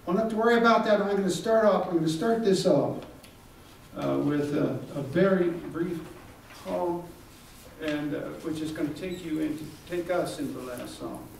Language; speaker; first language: English; native; English